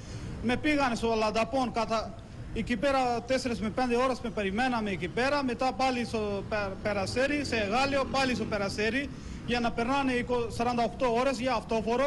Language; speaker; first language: Greek; non-native, learner; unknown